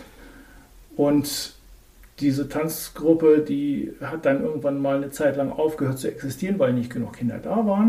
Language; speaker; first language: German; native; German